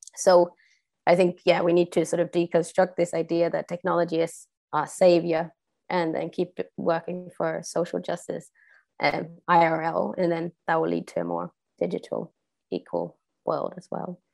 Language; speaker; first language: English; non-native, fluent; Swedish